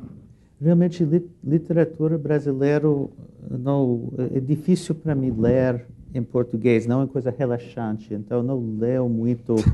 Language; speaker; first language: Portuguese; non-native, fluent; English